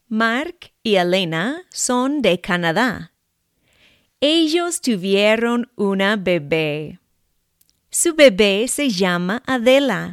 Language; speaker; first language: Spanish; non-native, fluent; English